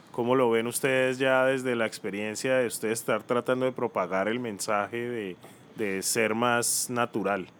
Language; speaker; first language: Spanish; native; Spanish